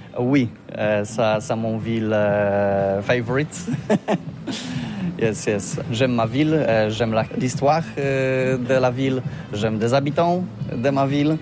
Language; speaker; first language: French; non-native, learner; Polish